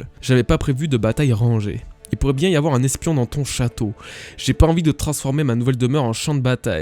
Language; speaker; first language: French; native; French